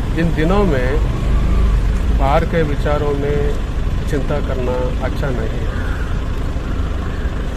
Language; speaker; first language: Hindi; non-native, local second language; Kannada